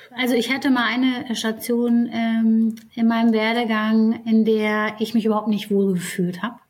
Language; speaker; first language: German; early bilingual, other home language; Turkish